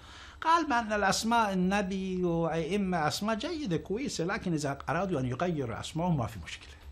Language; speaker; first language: Arabic; non-native, learner; Persian